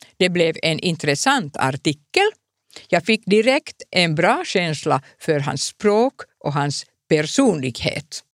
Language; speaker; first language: Swedish; non-native, local second language; Finnish